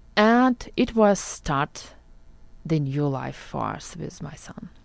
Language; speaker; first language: English; non-native, learner; Ukrainian